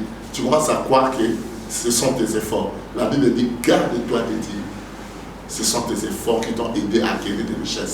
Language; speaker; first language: French; non-native, local second language; Lingala